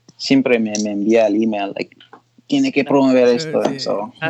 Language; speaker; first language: Spanish; early bilingual, heritage; Spanish